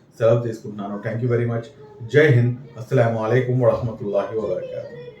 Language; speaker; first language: Telugu; non-native, local second language; Urdu